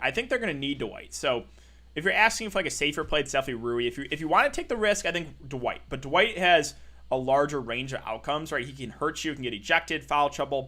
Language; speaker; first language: English; native; English